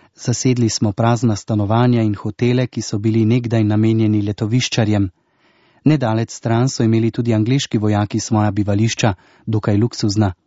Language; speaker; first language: Slovenian; native; Slovenian